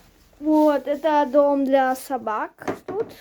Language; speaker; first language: Russian; early bilingual, heritage; Russian